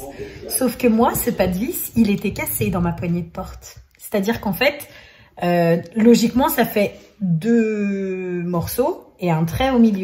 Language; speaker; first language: French; native; French